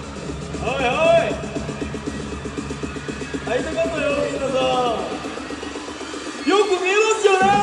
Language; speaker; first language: Japanese; non-native, learner; Korean